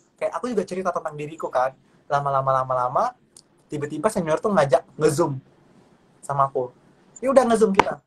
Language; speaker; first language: Indonesian; non-native, local second language; Malay